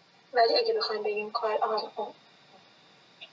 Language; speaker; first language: Persian; native; Persian